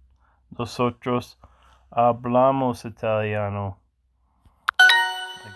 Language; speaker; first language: Spanish; non-native, learner; English